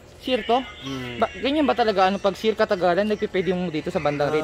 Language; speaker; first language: Filipino; native; Filipino